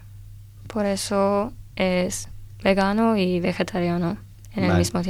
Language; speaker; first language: Spanish; non-native, learner; Turkish